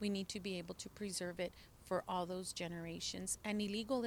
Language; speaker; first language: English; early bilingual, other home language; Spanish